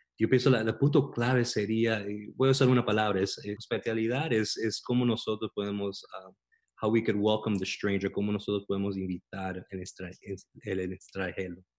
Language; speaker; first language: Spanish; early bilingual, heritage; Spanish